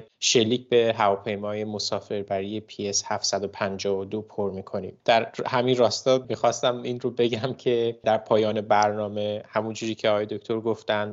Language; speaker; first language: Persian; native; Persian